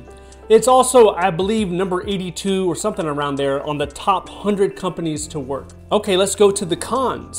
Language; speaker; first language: English; native; English